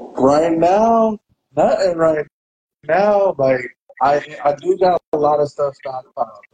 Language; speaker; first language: English; native; English